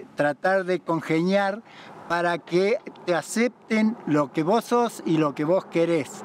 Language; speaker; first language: Spanish; native; Spanish